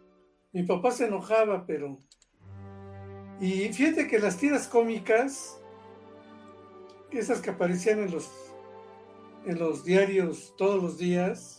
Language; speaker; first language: Spanish; native; Spanish